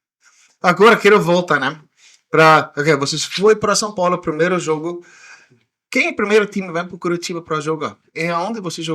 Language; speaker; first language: Portuguese; non-native, learner; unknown